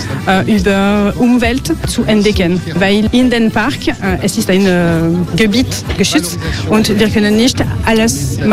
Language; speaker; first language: German; non-native, learner; French